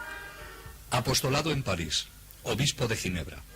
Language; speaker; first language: Spanish; native; Spanish